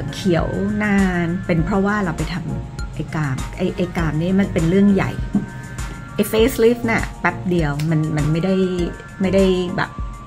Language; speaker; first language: Thai; early bilingual, other home language; English